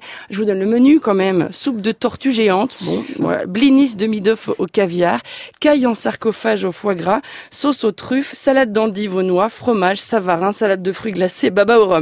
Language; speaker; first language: French; native; French